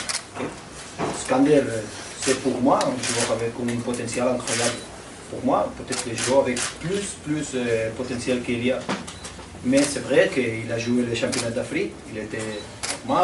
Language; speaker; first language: French; non-native, fluent; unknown